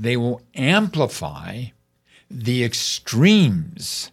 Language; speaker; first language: English; native; English